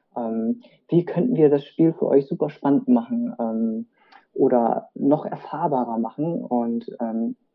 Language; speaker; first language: German; native; German